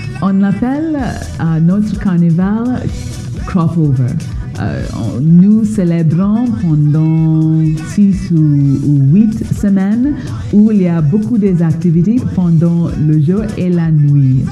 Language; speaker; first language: French; non-native, fluent; English